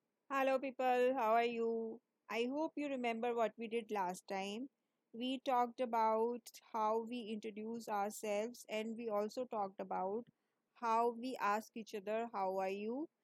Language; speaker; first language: English; non-native, local second language; Hindi